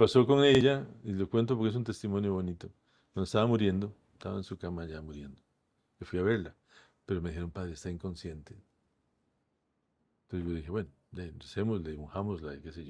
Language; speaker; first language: Spanish; native; Spanish